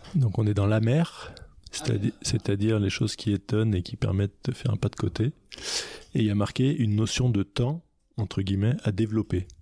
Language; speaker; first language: French; native; French